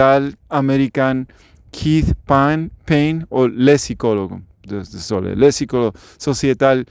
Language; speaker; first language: French; non-native, learner; Spanish